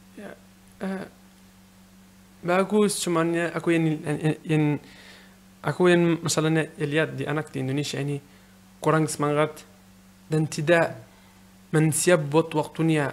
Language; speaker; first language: Indonesian; non-native, learner; Arabic